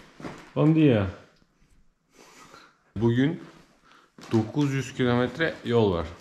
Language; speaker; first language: Turkish; native; Turkish